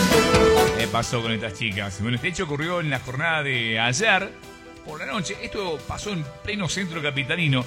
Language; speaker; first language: Spanish; native; Spanish